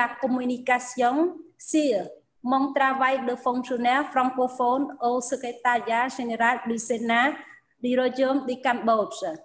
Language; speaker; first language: French; non-native, fluent; Khmer